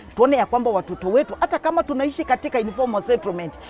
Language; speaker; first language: Swahili; non-native, local second language; Kamba